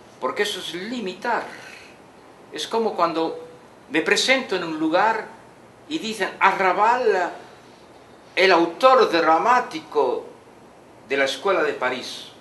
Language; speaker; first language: Spanish; native; Spanish